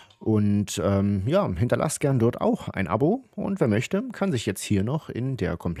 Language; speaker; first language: German; native; German